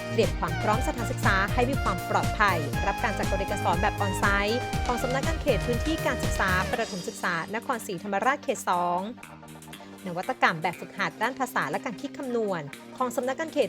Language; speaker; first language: Thai; native; Thai